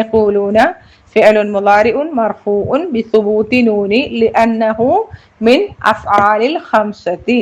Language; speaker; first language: Arabic; non-native, fluent; Malayalam